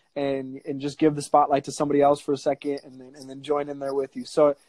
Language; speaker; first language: English; native; English